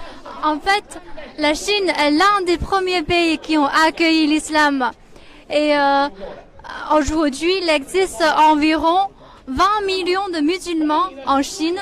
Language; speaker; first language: French; non-native, fluent; Chinese